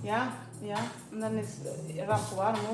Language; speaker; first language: Dutch; non-native, learner; English